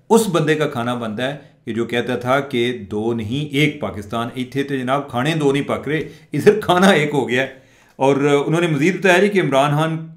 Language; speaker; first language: Urdu; non-native, local second language; Punjabi